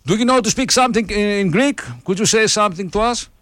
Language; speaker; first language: English; non-native, fluent; Greek